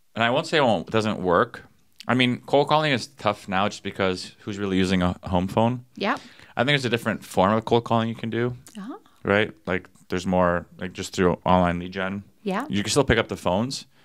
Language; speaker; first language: English; native; English